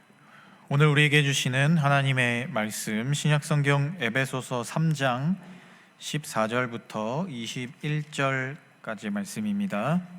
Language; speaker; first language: Korean; native; Korean